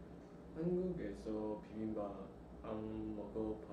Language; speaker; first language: Korean; non-native, learner; Chinese